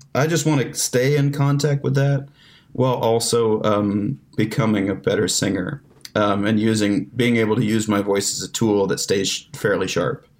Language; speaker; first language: English; native; English